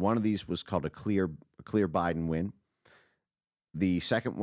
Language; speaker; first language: English; native; English